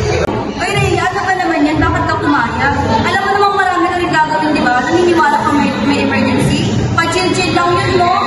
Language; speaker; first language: Filipino; native; Filipino